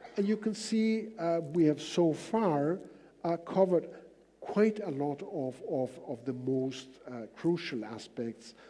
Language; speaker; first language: English; non-native, fluent; Danish